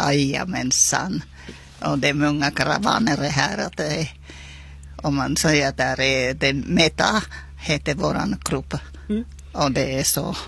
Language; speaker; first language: Swedish; non-native, fluent; Finnish